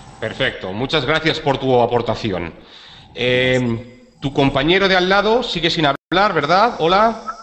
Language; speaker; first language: Spanish; native; Spanish